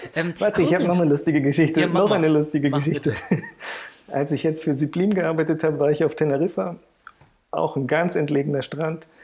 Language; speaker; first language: German; native; German